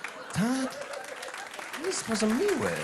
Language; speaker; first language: Polish; non-native, learner; English